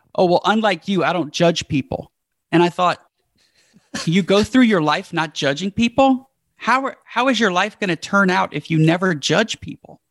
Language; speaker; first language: English; native; English